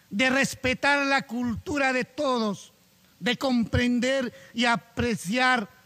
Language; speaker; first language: Spanish; non-native, local second language; Quechua